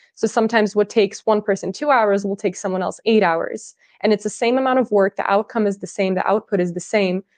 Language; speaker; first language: English; early bilingual, other home language; Russian